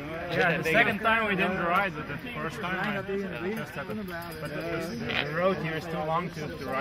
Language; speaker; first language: English; non-native, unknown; Dutch